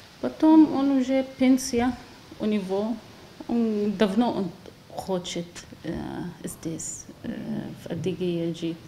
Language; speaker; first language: Russian; non-native, learner; Arabic